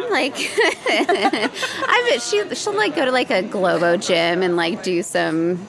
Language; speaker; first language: English; native; English